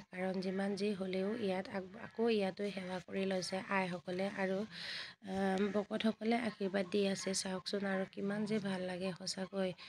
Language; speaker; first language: Assamese; non-native, local second language; Mising